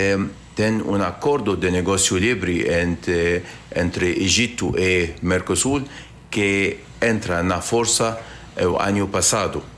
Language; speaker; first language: Portuguese; non-native, learner; Arabic